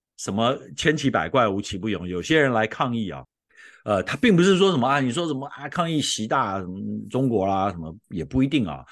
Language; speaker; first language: Chinese; native; Chinese